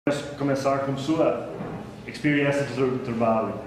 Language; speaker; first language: Portuguese; non-native, learner; English